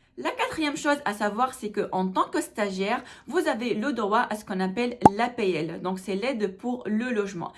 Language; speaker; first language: French; non-native, local second language; Arabic